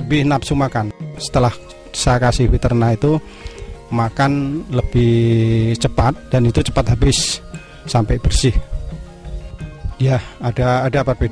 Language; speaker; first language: Indonesian; non-native, local second language; Javanese